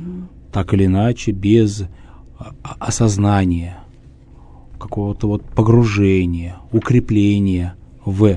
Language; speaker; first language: Russian; native; Russian